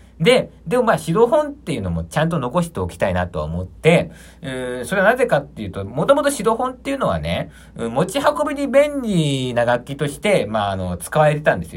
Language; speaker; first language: Japanese; native; Japanese